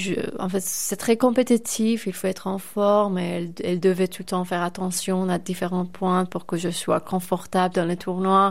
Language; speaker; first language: French; non-native, fluent; Persian